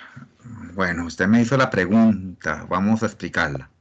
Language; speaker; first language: Spanish; native; Spanish